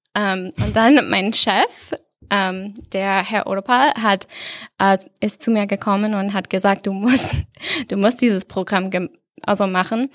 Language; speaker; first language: German; non-native, fluent; English